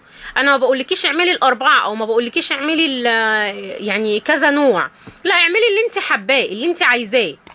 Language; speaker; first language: Arabic; native; Arabic